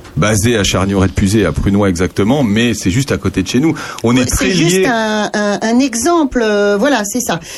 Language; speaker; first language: French; native; French